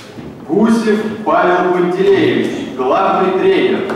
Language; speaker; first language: Russian; native; Russian